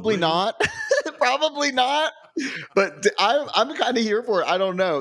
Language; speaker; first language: English; native; English